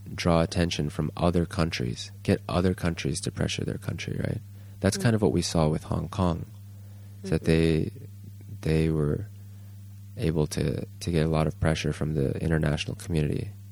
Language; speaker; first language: English; native; English